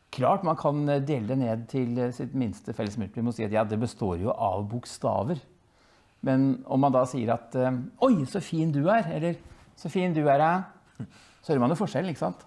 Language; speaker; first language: Norwegian; early bilingual, other home language; Dutch